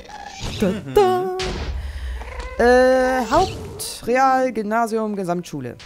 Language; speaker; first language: German; native; German